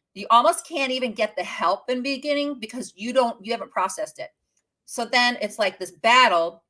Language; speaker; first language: English; native; English